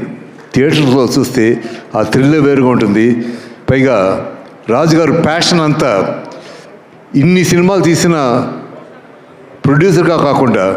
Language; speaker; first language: Telugu; native; Telugu